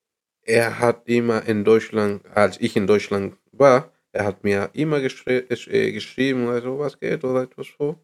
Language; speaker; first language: German; non-native, learner; Spanish